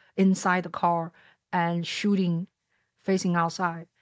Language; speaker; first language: English; non-native, fluent; Chinese